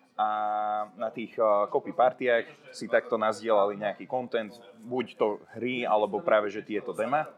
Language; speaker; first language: Slovak; non-native, local second language; Hungarian